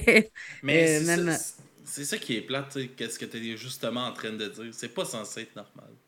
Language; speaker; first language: French; native; French